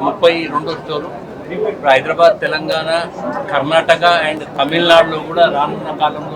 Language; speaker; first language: Telugu; native; Telugu